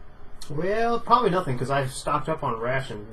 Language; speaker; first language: English; native; English